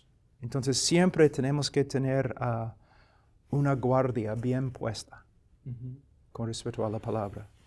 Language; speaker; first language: Spanish; non-native, fluent; English